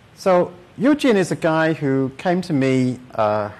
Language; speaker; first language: English; native; English